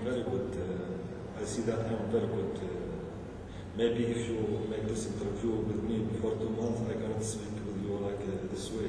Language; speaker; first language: English; non-native, learner; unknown